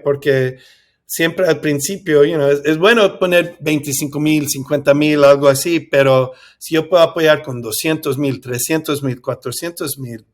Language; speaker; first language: Spanish; early bilingual, heritage; English